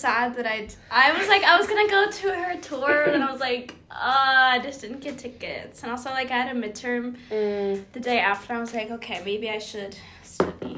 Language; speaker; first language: English; native; English